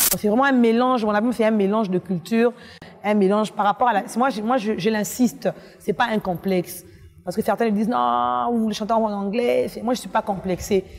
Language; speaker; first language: French; non-native, local second language; Lingala